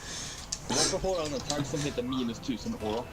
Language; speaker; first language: Swedish; native; Swedish